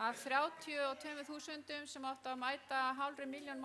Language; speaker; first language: Icelandic; non-native, fluent; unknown